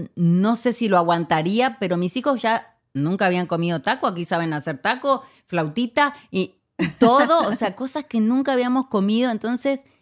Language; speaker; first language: Spanish; native; Spanish